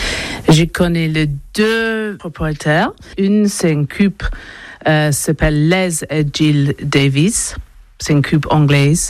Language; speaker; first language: French; non-native, learner; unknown